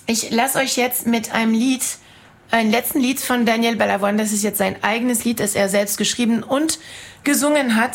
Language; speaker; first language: German; non-native, fluent; French